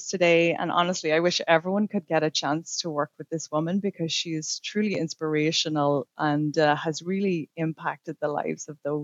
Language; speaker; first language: English; native; English